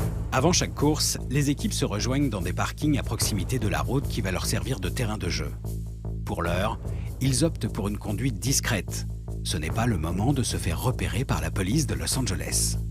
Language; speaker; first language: French; native; French